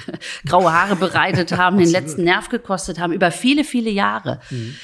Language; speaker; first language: German; native; German